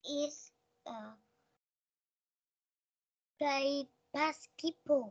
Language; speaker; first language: English; non-native, learner; Vietnamese